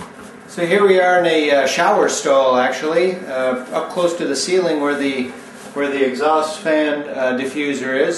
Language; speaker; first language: English; native; English